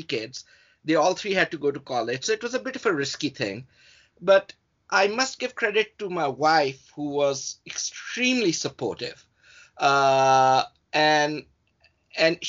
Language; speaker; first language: English; non-native, local second language; Urdu